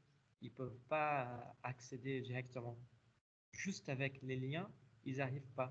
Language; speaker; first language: French; non-native, fluent; Portuguese